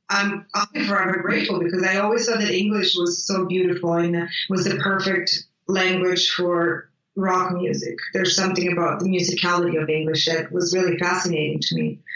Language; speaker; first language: English; non-native, fluent; Italian